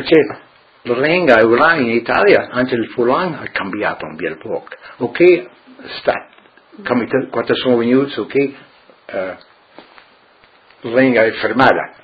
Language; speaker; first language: Italian; early bilingual, heritage; Friulian